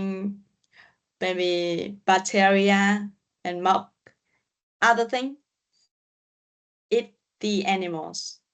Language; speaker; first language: English; non-native, learner; Vietnamese